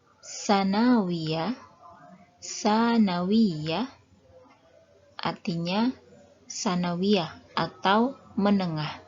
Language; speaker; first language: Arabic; non-native, fluent; Indonesian